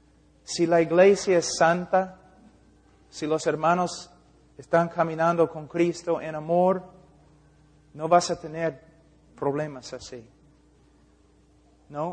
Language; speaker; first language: Spanish; non-native, fluent; English